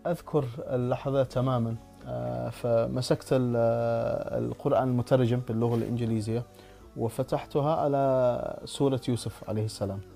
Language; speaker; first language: Arabic; non-native, fluent; English